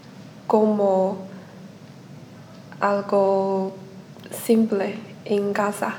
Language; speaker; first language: Spanish; non-native, learner; Chinese